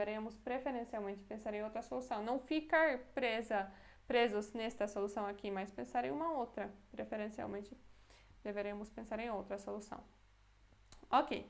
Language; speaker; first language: Portuguese; non-native, fluent; Polish